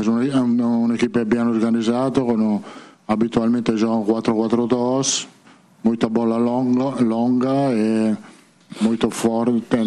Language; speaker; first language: Portuguese; non-native, fluent; Italian